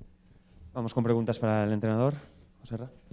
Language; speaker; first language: Spanish; native; Spanish